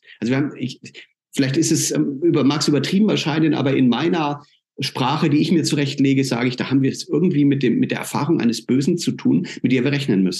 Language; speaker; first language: German; native; German